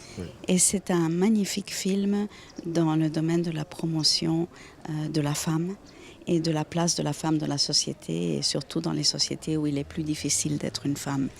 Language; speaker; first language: French; non-native, fluent; Spanish